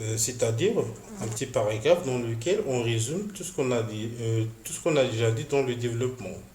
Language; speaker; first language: French; non-native, local second language; Arabic